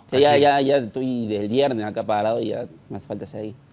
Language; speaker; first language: Spanish; native; Spanish